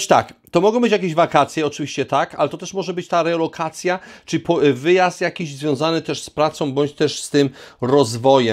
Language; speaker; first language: Polish; native; Polish